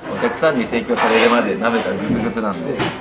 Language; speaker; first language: Japanese; native; Japanese